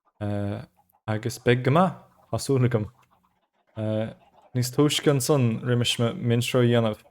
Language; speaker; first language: Irish; native; Irish